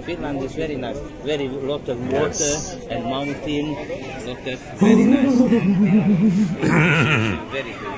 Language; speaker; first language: English; non-native, learner; Hungarian